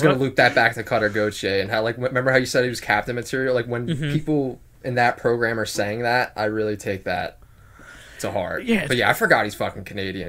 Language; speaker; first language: English; native; English